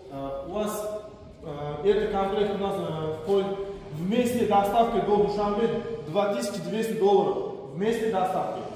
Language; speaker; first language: Russian; non-native, learner; Uzbek